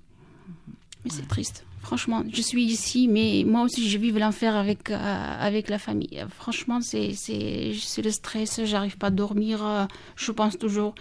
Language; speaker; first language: French; non-native, learner; Kurdish